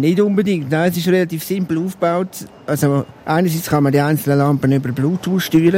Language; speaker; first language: German; native; German